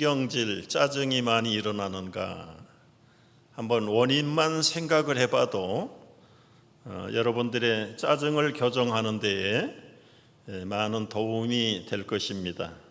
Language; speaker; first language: Korean; native; Korean